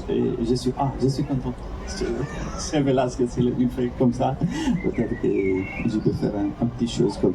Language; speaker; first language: French; non-native, fluent; Italian